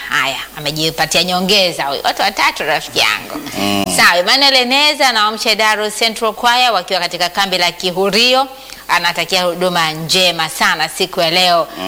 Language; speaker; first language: Swahili; native; Swahili